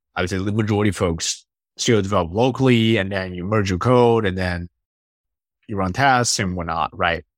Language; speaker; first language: English; non-native, fluent; Chinese